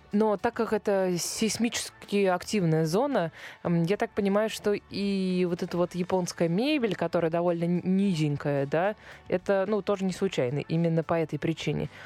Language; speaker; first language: Russian; native; Russian